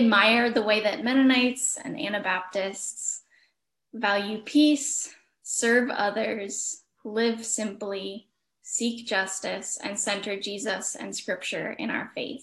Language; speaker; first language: English; native; English